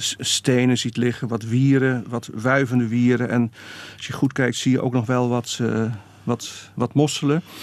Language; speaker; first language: Dutch; native; Dutch